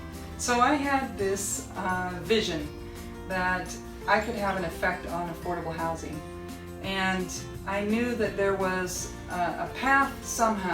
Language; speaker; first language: English; native; English